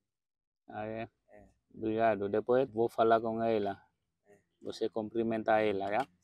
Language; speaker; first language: Portuguese; non-native, learner; Vietnamese